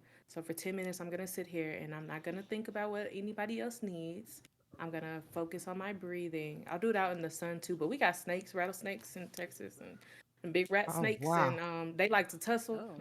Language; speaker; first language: English; native; English